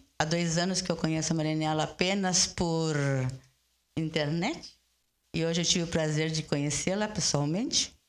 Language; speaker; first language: Portuguese; early bilingual, other home language; Spanish